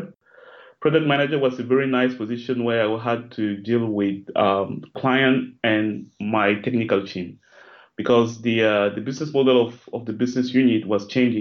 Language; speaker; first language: English; non-native, local second language; French